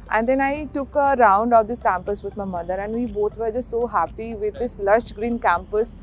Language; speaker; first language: English; non-native, local second language; Bangla